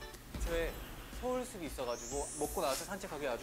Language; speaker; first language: Korean; non-native, fluent; Japanese